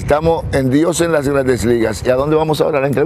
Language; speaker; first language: Spanish; native; Spanish